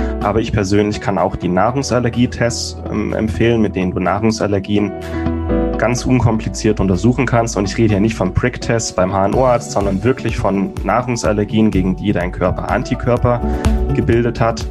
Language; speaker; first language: German; native; German